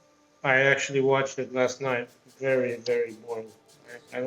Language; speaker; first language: English; non-native, fluent; Romanian